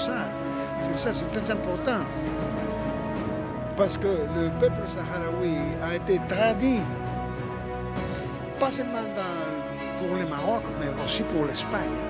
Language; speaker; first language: French; non-native, fluent; Spanish